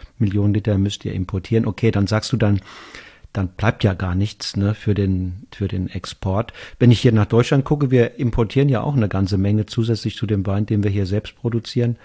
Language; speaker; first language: German; native; German